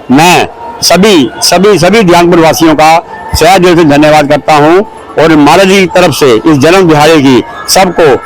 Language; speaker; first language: Hindi; non-native, local second language; Punjabi